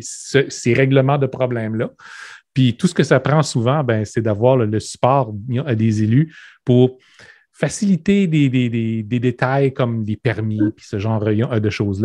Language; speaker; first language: French; native; French